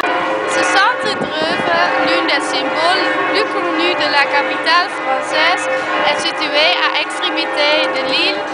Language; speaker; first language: French; non-native, learner; Dutch